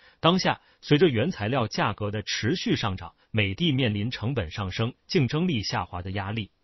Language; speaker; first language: Chinese; native; Chinese